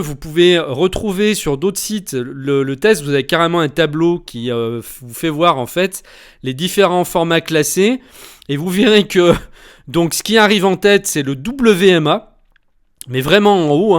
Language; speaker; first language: French; native; French